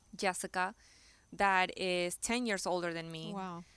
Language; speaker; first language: English; early bilingual, other home language; Spanish